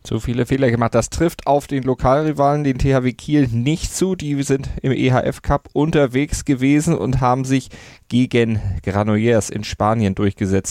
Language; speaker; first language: German; native; German